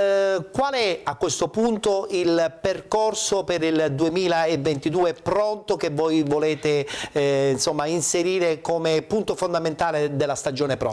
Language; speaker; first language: Italian; native; Italian